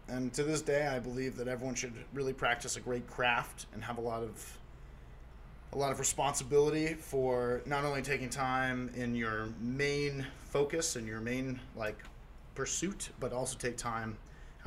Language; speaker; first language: English; native; English